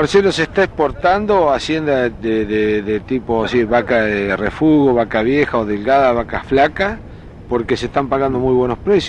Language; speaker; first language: Spanish; native; Spanish